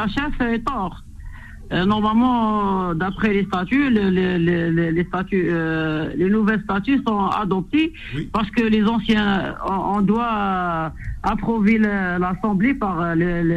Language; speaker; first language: French; non-native, local second language; Arabic